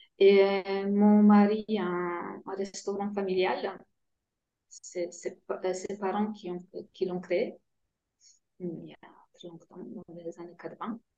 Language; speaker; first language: French; non-native, fluent; Polish